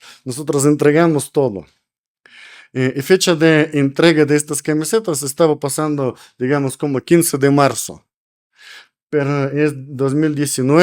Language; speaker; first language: Spanish; non-native, learner; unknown